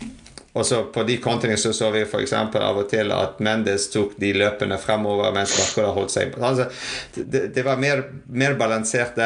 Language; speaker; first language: Norwegian; non-native, fluent; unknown